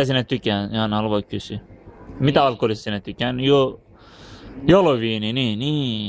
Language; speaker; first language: Finnish; non-native, learner; Turkish